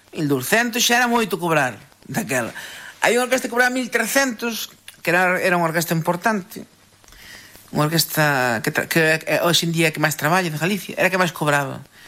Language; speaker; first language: Galician; native; Galician